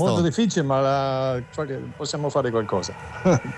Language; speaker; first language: Italian; non-native, learner; German